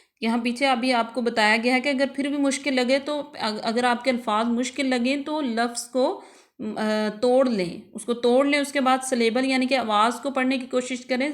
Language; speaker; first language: Urdu; native; Urdu